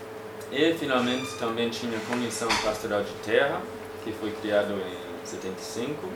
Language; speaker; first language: Portuguese; non-native, fluent; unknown